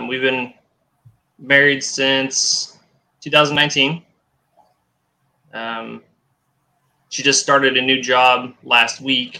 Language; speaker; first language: English; native; English